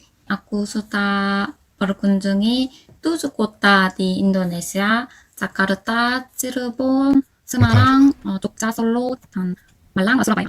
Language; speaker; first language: Indonesian; non-native, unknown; Korean